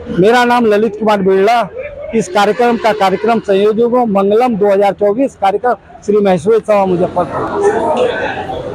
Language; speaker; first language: Hindi; native; Hindi